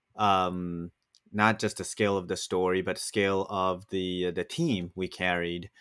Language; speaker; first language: English; non-native, fluent; Japanese